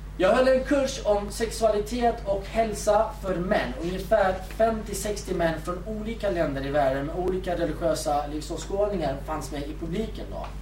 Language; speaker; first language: Swedish; early bilingual, other home language; Kurdish